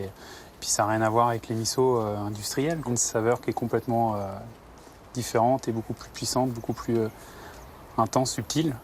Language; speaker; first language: French; native; French